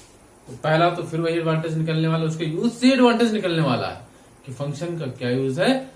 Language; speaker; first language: Hindi; native; Hindi